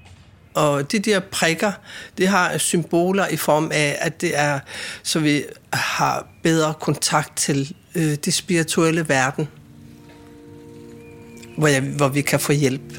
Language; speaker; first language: Swedish; non-native, fluent; Kalaallisut